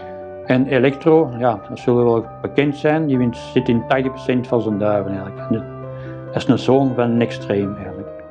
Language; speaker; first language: Dutch; native; Dutch